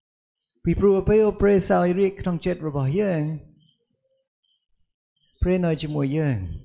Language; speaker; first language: Khmer; non-native, fluent; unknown